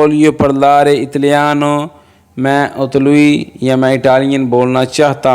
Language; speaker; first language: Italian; non-native, fluent; Urdu